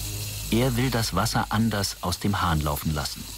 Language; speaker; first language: German; native; German